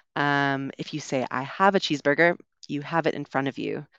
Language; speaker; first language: English; native; English